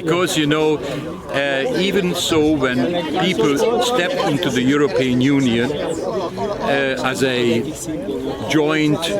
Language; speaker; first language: English; non-native, fluent; Hungarian